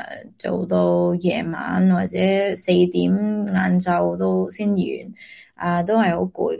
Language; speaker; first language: Cantonese; early bilingual, heritage; Cantonese